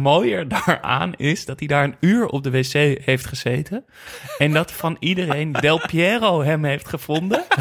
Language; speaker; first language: Dutch; native; Dutch